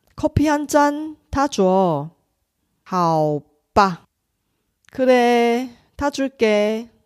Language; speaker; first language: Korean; non-native, fluent; Chinese